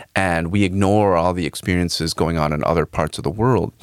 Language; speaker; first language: English; native; English